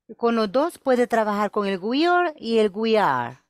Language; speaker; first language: Spanish; native; Spanish